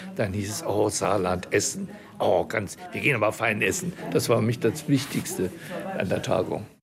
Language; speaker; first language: German; native; German